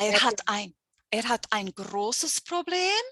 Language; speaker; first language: German; non-native, fluent; English